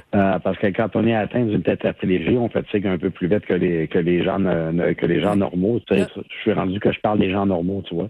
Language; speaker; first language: French; native; French